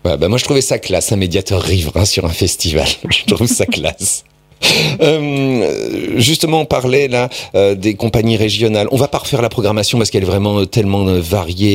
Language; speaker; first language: French; native; French